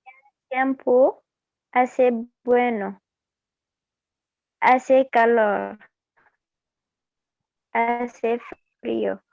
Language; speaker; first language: Spanish; non-native, learner; French